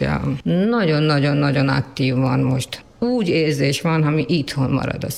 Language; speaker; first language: Hungarian; non-native, learner; Urdu